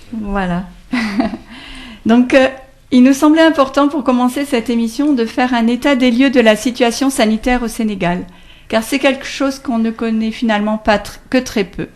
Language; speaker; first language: French; native; French